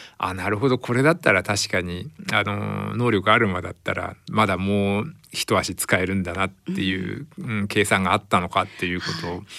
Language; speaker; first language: Japanese; native; Japanese